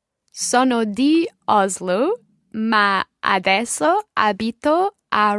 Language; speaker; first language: Italian; non-native, learner; English